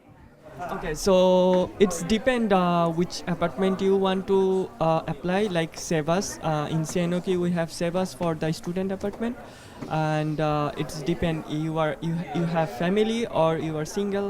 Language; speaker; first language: English; non-native, fluent; Bangla